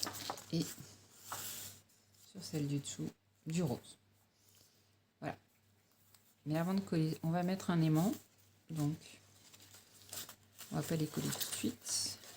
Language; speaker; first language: French; native; French